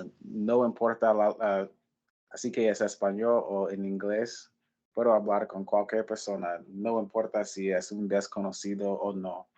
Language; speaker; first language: Spanish; non-native, learner; English